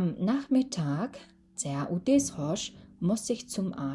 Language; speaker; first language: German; non-native, fluent; Mongolian